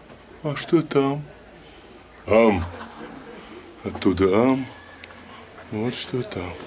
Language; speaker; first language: Russian; native; Russian